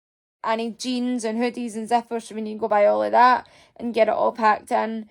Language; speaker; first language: English; native; English